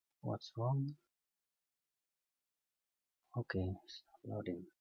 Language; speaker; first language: English; non-native, learner; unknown